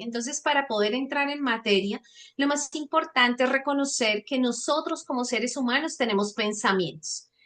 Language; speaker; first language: Spanish; native; Spanish